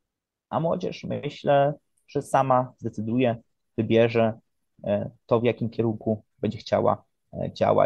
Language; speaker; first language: Polish; native; Polish